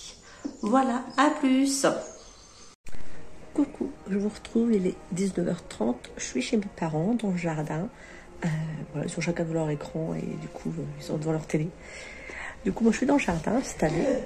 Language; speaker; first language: French; native; French